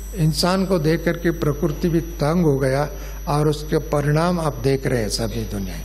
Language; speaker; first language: Hindi; non-native, local second language; Kannada